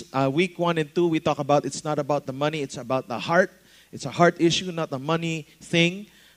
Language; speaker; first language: English; non-native, local second language; Filipino